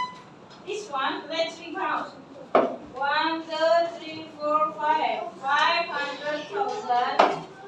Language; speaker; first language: English; non-native, learner; Indonesian